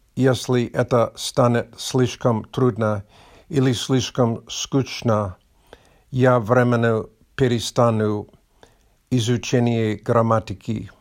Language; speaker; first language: Russian; non-native, learner; English